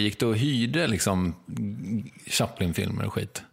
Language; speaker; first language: Swedish; native; Swedish